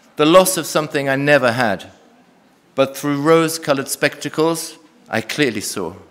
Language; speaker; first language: English; native; English